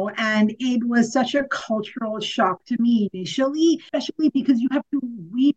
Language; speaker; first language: English; non-native, local second language; Sinhala